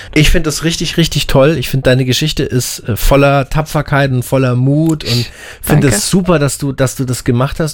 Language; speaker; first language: German; native; German